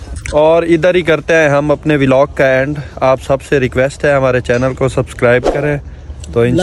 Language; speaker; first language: Hindi; non-native, local second language; Saraiki